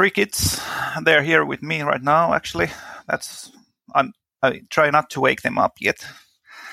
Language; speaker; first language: English; non-native, fluent; Finnish